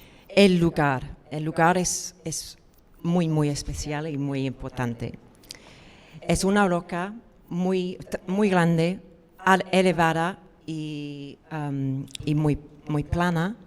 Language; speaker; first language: Spanish; non-native, fluent; English